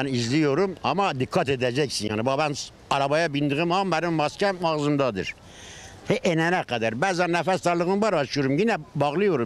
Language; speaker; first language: Turkish; native; Turkish